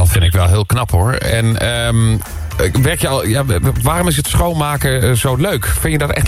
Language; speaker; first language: Dutch; native; Dutch